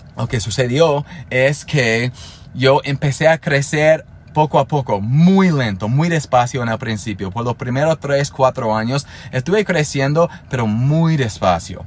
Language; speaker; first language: Spanish; non-native, fluent; English